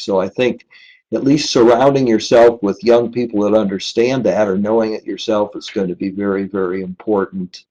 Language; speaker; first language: English; native; English